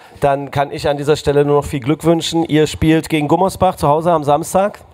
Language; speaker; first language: German; native; German